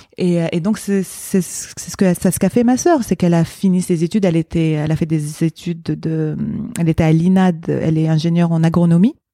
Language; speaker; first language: French; non-native, local second language; Arabic